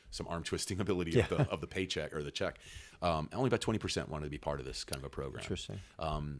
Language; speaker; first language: English; native; English